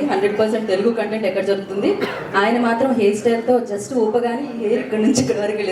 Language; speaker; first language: Telugu; native; Telugu